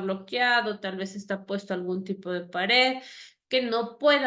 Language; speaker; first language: Spanish; native; Spanish